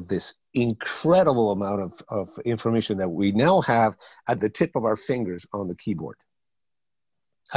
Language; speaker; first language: English; non-native, fluent; Spanish